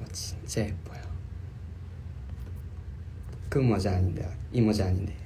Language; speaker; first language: Korean; non-native, learner; Japanese